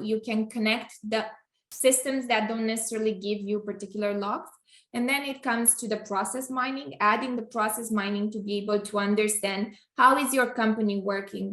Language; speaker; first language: English; non-native, fluent; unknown